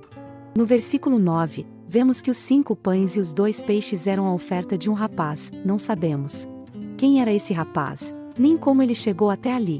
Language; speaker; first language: Portuguese; native; Portuguese